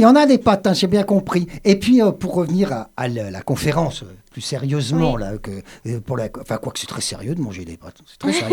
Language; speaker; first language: French; native; French